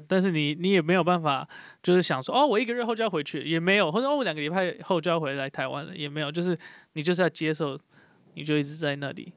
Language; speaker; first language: Chinese; native; Chinese